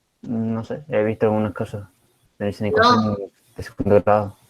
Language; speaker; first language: Spanish; native; Spanish